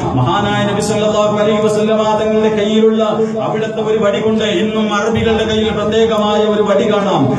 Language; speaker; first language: Malayalam; native; Malayalam